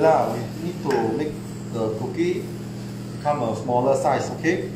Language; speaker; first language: English; non-native, local second language; Chinese